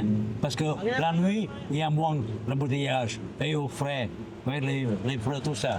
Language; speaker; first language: French; non-native, learner; Thai